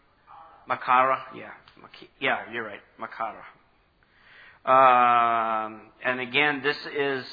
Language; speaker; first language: English; native; English